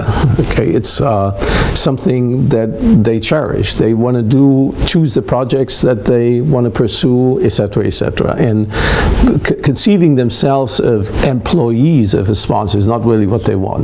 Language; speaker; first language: English; non-native, fluent; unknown